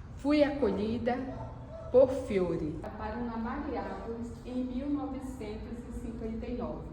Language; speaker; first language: Portuguese; native; Portuguese